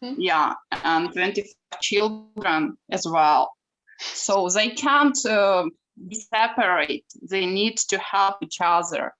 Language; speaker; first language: English; non-native, learner; Ukrainian